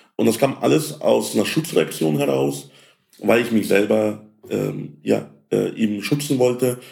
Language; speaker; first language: German; early bilingual, other home language; Ukrainian